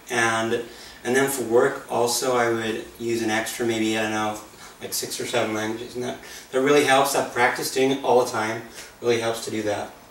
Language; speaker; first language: English; native; English